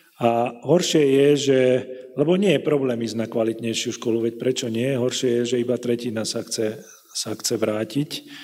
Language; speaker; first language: Slovak; non-native, local second language; Hungarian